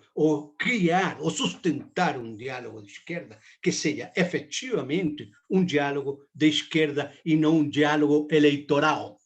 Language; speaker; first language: Portuguese; non-native, fluent; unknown